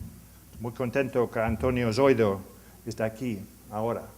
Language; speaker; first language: Spanish; non-native, learner; English